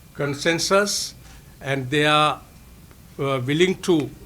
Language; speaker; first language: English; non-native, local second language; Sinhala